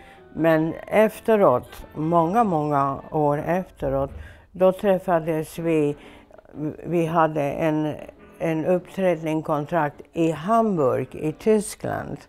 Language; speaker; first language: Swedish; non-native, fluent; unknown